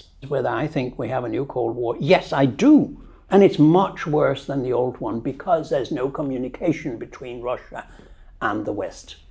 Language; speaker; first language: English; non-native, fluent; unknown